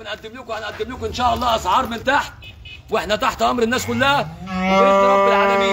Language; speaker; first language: Arabic; native; Arabic